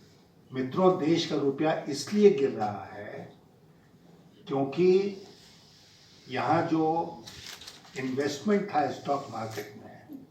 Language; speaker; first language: Hindi; native; Hindi